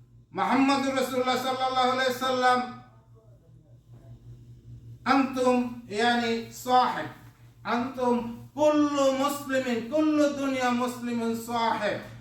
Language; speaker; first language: Arabic; non-native, learner; Bangla